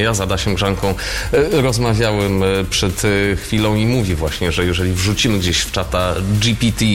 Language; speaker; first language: Polish; native; Polish